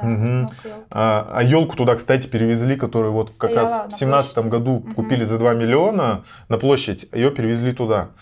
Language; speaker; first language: Russian; native; Russian